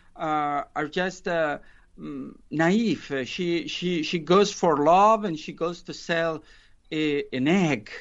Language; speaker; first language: English; non-native, fluent; Italian